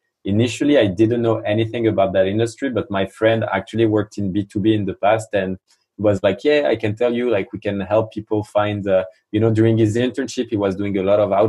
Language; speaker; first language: English; non-native, fluent; French